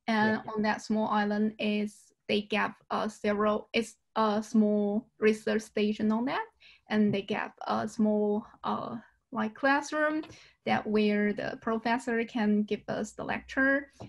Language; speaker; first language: English; non-native, fluent; Chinese